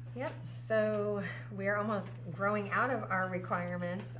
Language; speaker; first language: English; native; English